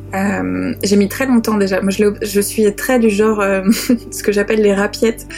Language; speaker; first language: French; native; French